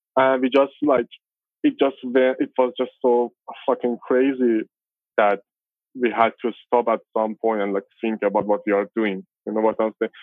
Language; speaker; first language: English; non-native, fluent; Persian